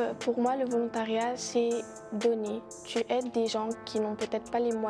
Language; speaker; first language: French; non-native, learner; Romanian